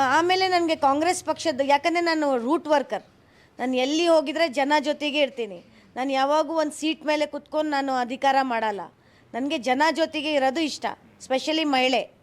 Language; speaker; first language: Kannada; non-native, local second language; Hindi